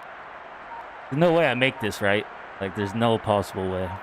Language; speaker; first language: English; native; English